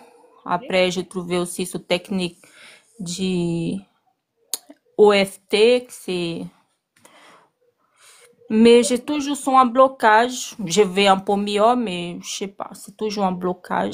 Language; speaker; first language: French; non-native, learner; Portuguese